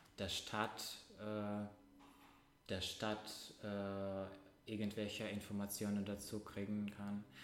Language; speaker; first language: German; non-native, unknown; Russian